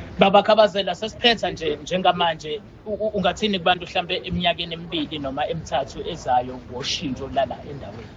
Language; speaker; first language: Zulu; native; Zulu